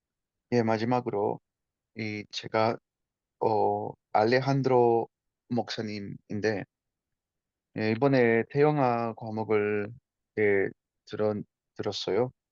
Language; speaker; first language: Korean; non-native, fluent; Spanish